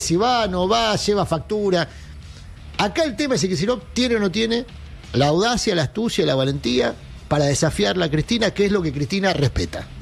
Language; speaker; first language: Spanish; native; Spanish